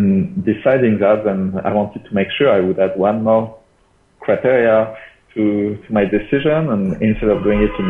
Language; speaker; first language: English; non-native, fluent; French